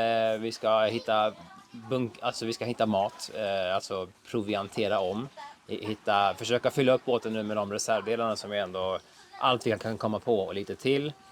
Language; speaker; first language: Swedish; native; Swedish